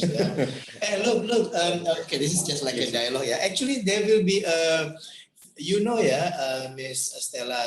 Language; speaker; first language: English; non-native, fluent; Indonesian